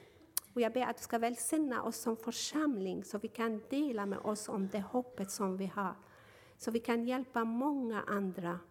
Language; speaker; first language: Swedish; non-native, fluent; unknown